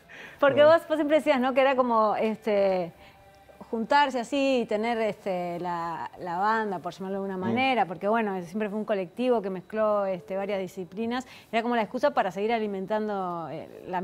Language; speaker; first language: Spanish; native; Spanish